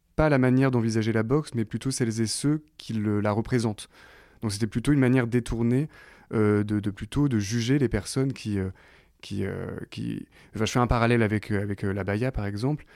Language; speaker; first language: French; native; French